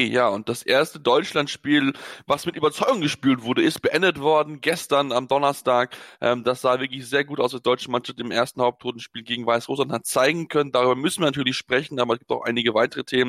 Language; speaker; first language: German; native; German